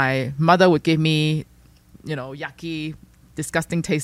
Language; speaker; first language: English; non-native, local second language; Chinese